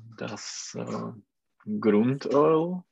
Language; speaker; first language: German; non-native, learner; Czech